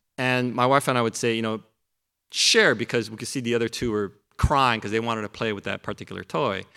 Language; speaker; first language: English; early bilingual, other home language; Korean